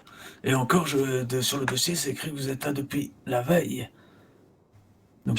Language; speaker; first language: French; native; French